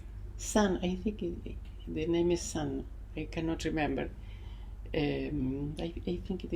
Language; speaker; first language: English; non-native, learner; Spanish